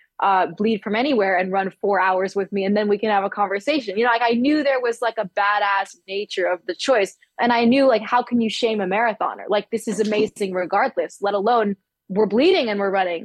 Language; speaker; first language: English; native; English